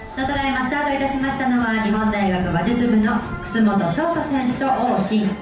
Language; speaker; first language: Japanese; native; Japanese